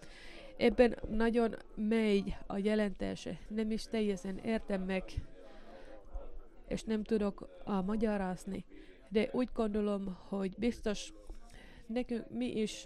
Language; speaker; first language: Hungarian; non-native, learner; Finnish